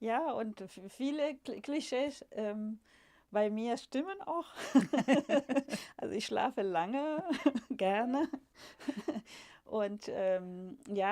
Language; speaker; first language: German; non-native, fluent; Spanish